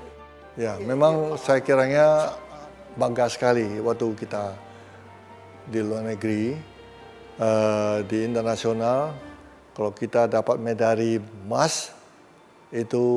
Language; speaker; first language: Indonesian; non-native, local second language; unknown